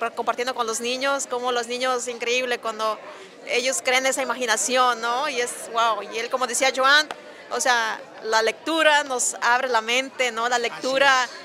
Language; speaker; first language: Spanish; native; Spanish